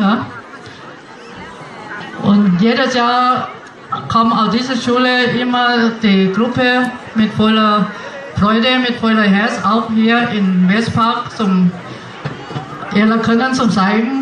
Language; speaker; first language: German; non-native, fluent; Thai